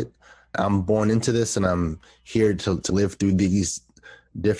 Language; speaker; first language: English; native; English